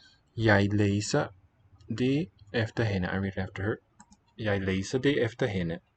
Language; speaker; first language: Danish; non-native, learner; English